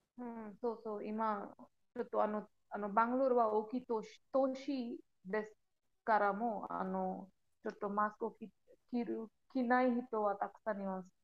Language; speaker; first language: Japanese; non-native, learner; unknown